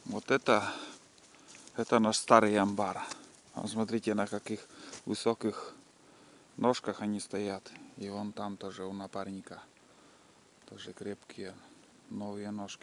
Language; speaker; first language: Russian; native; Russian